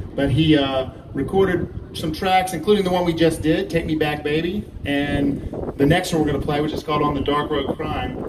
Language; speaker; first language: English; native; English